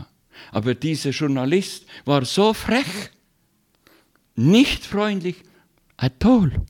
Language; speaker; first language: German; non-native, learner; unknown